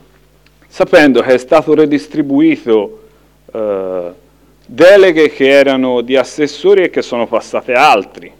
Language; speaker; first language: Italian; native; Italian